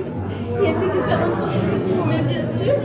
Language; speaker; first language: French; non-native, learner; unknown